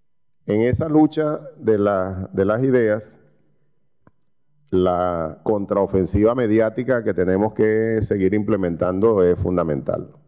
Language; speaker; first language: Spanish; native; Spanish